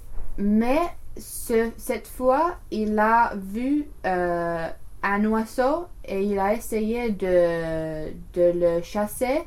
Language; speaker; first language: French; non-native, learner; English